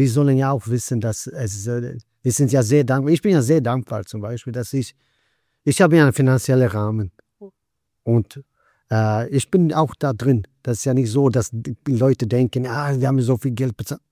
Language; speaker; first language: German; non-native, fluent; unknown